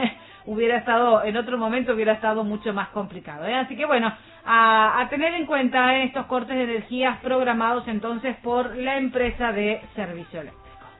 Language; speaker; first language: Spanish; native; Spanish